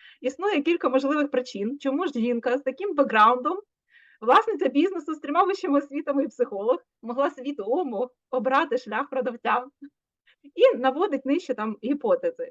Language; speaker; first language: Ukrainian; native; Ukrainian